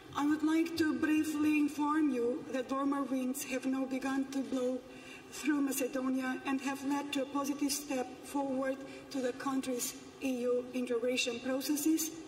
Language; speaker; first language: English; non-native, fluent; Macedonian